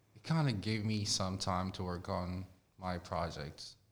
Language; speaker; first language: English; non-native, fluent; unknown